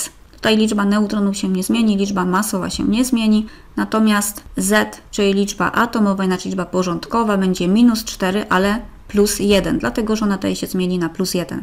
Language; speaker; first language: Polish; native; Polish